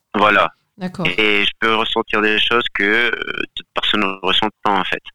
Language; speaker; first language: French; non-native, fluent; Galician